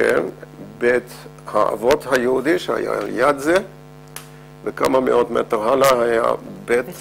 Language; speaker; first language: Hebrew; non-native, fluent; Dutch